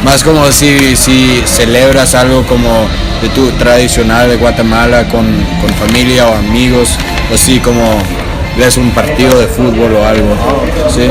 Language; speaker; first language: Spanish; non-native, learner; English